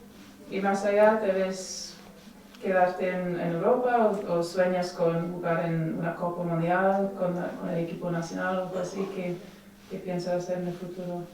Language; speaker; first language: Spanish; non-native, fluent; English